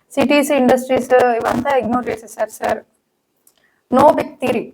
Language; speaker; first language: English; non-native, local second language; Telugu